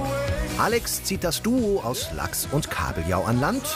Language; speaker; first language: German; native; German